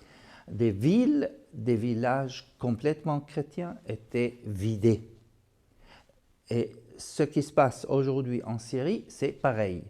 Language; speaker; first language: French; non-native, fluent; Arabic